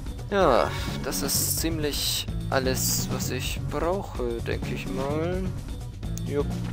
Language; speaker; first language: German; native; German